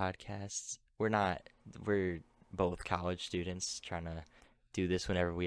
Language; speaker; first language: English; native; English